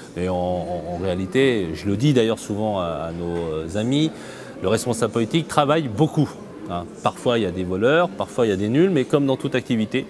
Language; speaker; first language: French; early bilingual, other home language; Korean